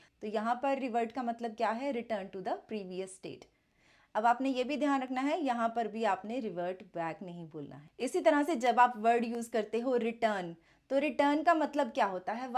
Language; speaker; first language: Hindi; native; Hindi